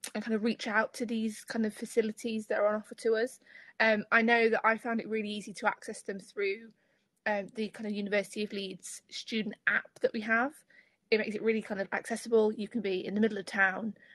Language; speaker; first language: English; native; English